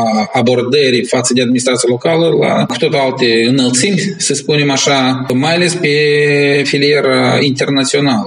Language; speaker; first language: Romanian; native; Romanian